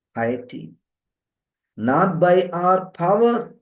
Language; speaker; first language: English; non-native, local second language; Telugu